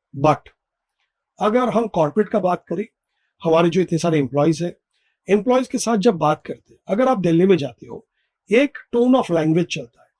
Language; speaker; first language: Hindi; non-native, local second language; Bangla